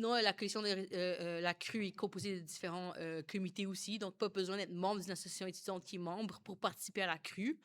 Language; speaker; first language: French; native; French